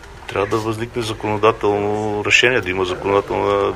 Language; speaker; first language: Bulgarian; native; Bulgarian